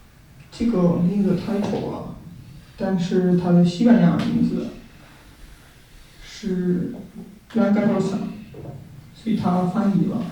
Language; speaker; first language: Chinese; non-native, fluent; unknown